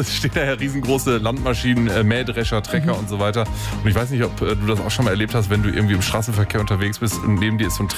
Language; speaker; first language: German; native; German